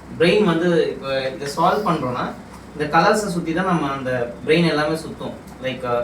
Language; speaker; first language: Tamil; native; Tamil